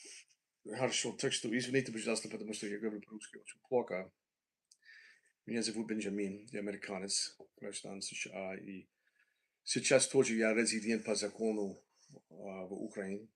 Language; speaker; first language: Russian; non-native, learner; English